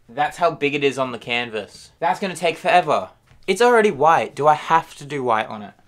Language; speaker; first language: English; native; English